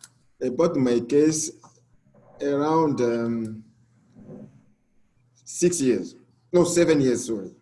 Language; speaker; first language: English; non-native, learner; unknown